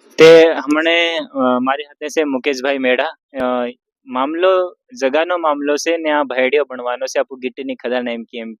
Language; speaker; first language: Gujarati; non-native, local second language; Bhili